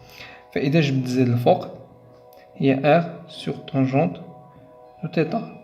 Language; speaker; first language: Arabic; native; Arabic